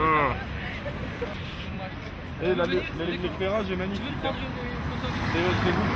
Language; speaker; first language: French; non-native, fluent; Albanian